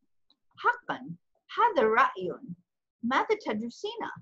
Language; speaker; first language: Arabic; non-native, fluent; English